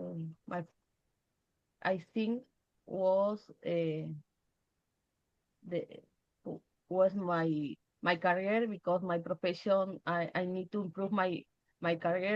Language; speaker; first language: English; non-native, learner; Spanish